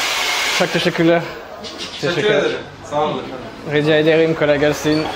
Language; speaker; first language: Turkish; non-native, learner; French